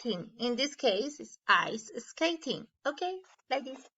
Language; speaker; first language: English; non-native, learner; Spanish